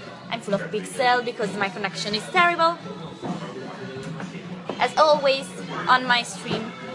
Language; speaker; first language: English; non-native, fluent; Italian